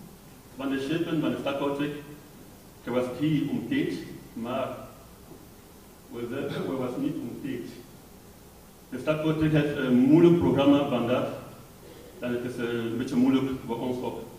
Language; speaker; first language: Dutch; non-native, learner; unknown